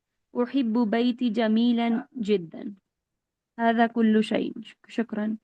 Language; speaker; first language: Arabic; non-native, learner; Urdu